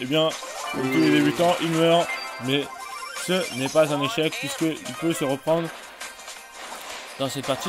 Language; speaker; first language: French; native; French